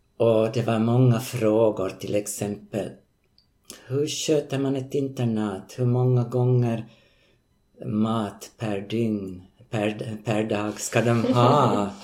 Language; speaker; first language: Swedish; native; Swedish